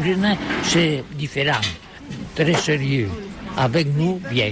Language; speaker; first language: French; non-native, learner; Catalan